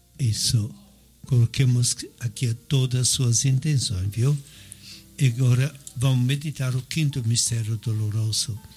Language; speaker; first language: Portuguese; non-native, fluent; Italian